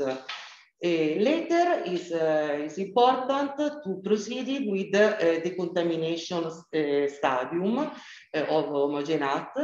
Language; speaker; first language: English; non-native, learner; Italian